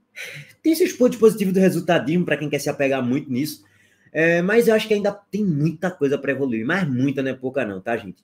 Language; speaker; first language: Portuguese; native; Portuguese